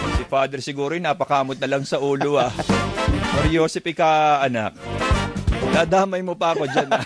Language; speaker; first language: Filipino; native; Filipino